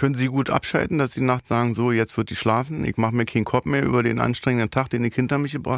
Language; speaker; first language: German; native; German